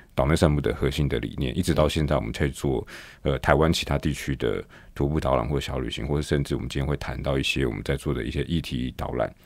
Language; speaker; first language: Chinese; native; Chinese